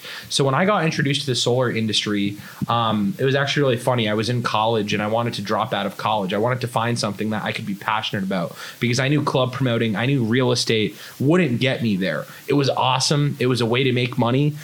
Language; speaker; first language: English; native; English